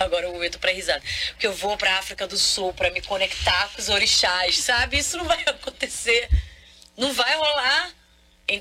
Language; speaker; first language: Portuguese; non-native, local second language; Kabuverdianu